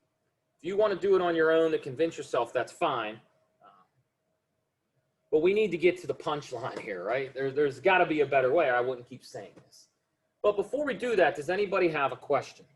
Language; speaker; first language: English; native; English